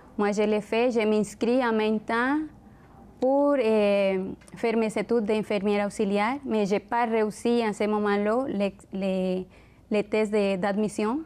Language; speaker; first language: French; non-native, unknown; Spanish